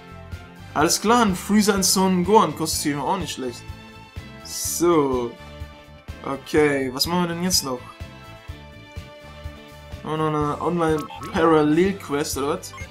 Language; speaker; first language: German; native; German